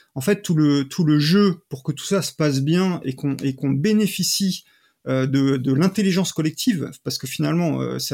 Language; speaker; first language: French; native; French